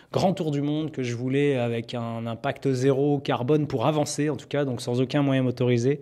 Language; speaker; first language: French; native; French